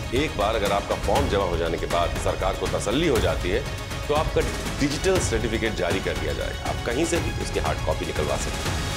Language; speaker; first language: Hindi; native; Hindi